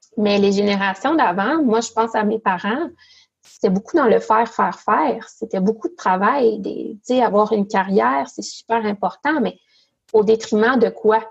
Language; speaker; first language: French; native; French